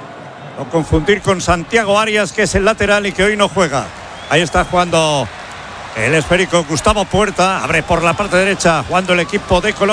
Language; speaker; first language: Spanish; native; Spanish